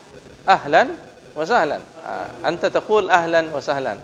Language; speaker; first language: Arabic; non-native, fluent; Indonesian